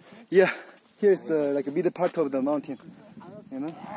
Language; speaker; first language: English; non-native, fluent; Korean